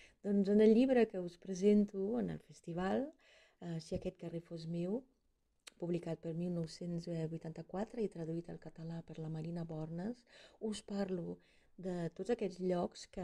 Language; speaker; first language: Catalan; non-native, fluent; German